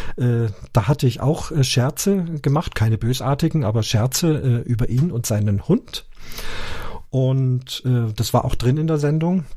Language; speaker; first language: German; native; German